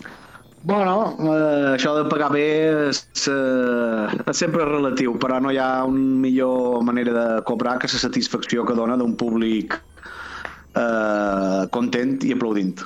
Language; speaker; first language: Catalan; native; Catalan